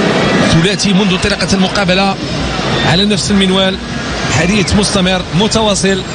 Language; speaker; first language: Arabic; native; Arabic